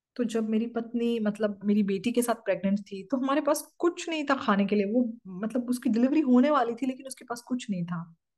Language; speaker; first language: Hindi; non-native, fluent; Korean